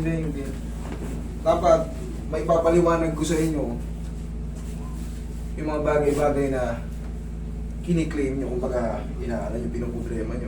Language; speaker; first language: Filipino; native; Filipino